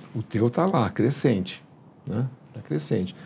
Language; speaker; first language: Portuguese; early bilingual, other home language; Hungarian